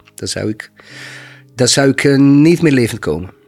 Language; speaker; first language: Dutch; non-native, fluent; Bosnian